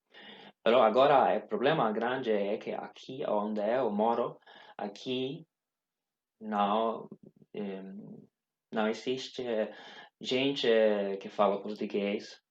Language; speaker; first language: Portuguese; non-native, learner; Swedish